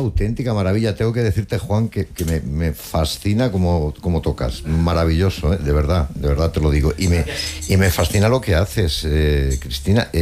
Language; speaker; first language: Spanish; native; Spanish